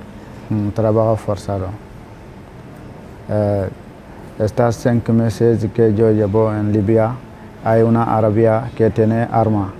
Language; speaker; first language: Spanish; non-native, learner; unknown